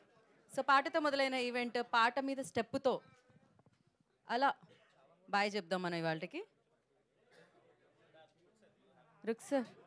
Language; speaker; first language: Telugu; native; Telugu